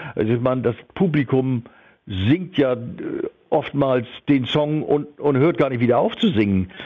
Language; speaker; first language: German; native; German